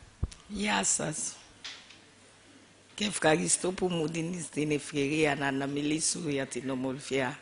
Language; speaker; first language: Greek; non-native, fluent; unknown